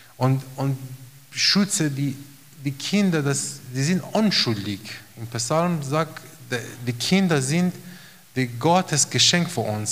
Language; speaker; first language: German; non-native, fluent; Romanian